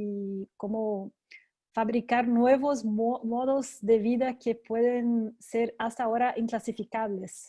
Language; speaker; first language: Spanish; non-native, fluent; Portuguese